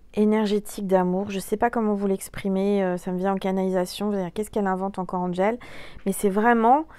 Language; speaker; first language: French; native; French